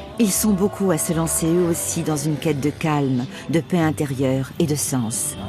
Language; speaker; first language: French; native; French